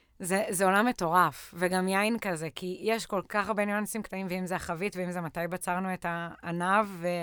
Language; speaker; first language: Hebrew; native; Hebrew